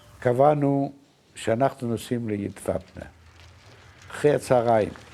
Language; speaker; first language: Hebrew; non-native, fluent; Yiddish